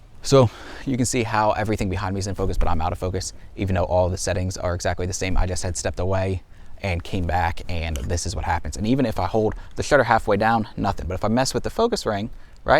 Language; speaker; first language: English; native; English